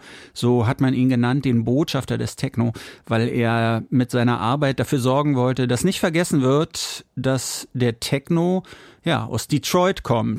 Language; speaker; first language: German; native; German